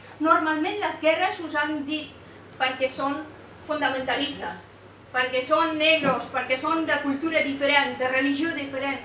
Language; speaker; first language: Catalan; non-native, fluent; Persian